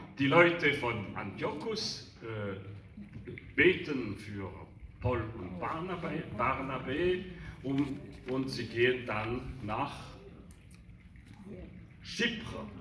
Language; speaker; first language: German; non-native, local second language; French